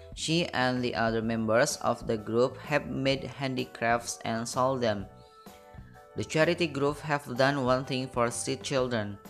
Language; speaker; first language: English; non-native, fluent; Indonesian